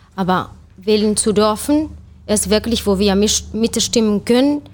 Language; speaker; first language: German; non-native, fluent; Spanish